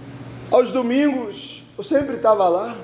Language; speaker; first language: Portuguese; native; Portuguese